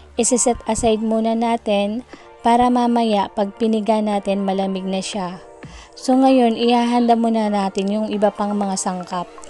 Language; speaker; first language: Filipino; non-native, local second language; Bikol